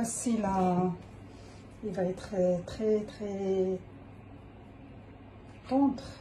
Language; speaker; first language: French; non-native, local second language; Arabic